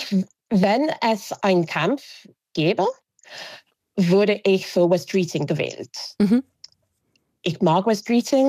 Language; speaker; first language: German; non-native, fluent; English